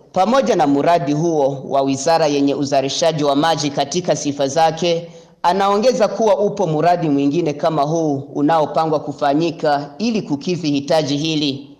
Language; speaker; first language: Swahili; non-native, local second language; Rundi